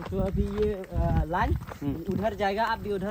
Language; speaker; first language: Hindi; non-native, local second language; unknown